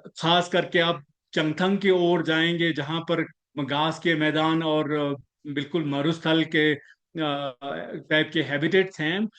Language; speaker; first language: Hindi; non-native, local second language; Ladakhi